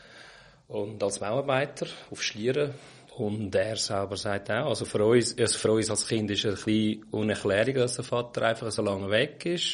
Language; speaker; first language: German; non-native, fluent; Portuguese